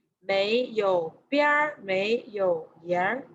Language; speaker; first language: Chinese; non-native, fluent; Thai